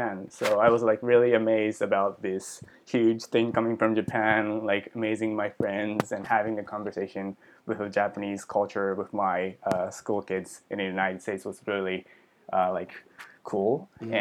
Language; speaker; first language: English; early bilingual, other home language; Japanese